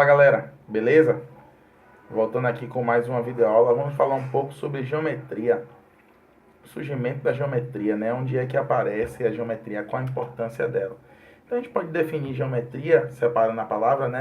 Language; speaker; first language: Portuguese; native; Portuguese